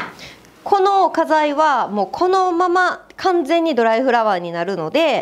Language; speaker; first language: Japanese; native; Japanese